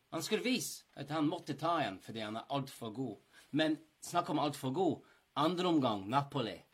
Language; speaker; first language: Norwegian; non-native, fluent; English